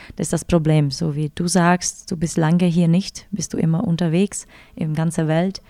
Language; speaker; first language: German; non-native, fluent; Czech